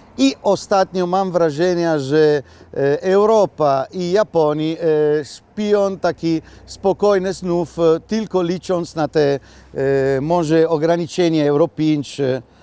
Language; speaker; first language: Polish; non-native, fluent; Italian